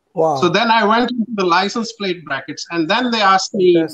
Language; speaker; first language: English; non-native, local second language; Pashto